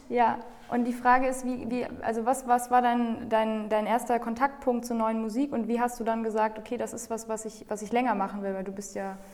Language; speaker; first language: German; native; German